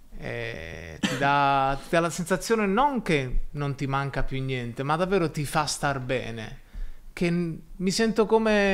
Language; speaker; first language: Italian; native; Italian